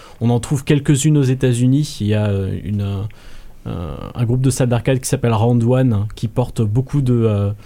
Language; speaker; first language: French; native; French